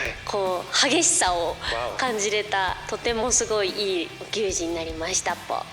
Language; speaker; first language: Japanese; native; Japanese